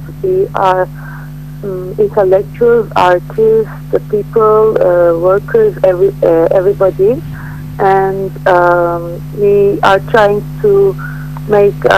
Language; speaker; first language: English; non-native, learner; Turkish